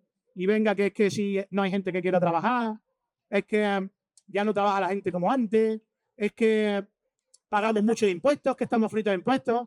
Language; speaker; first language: Spanish; native; Spanish